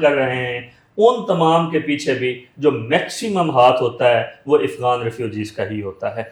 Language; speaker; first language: Urdu; native; Urdu